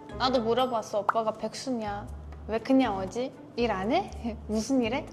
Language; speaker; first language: Korean; non-native, fluent; Turkish